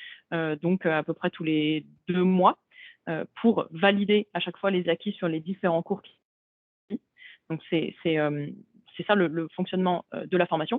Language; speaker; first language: French; native; French